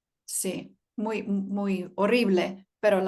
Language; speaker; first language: Spanish; early bilingual, heritage; Spanish